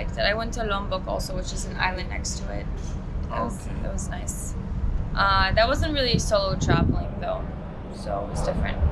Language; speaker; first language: English; early bilingual, heritage; English